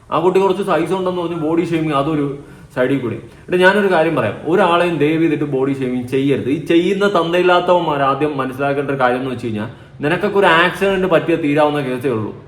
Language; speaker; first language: Malayalam; native; Malayalam